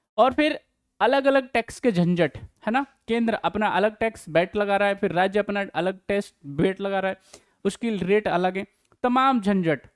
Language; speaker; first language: Hindi; native; Hindi